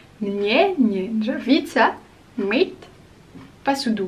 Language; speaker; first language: Russian; non-native, learner; Malagasy